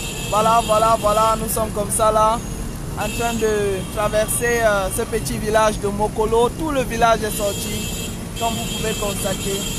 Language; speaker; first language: French; native; French